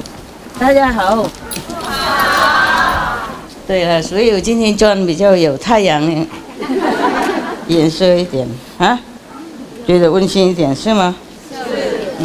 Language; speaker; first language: Chinese; non-native, fluent; Vietnamese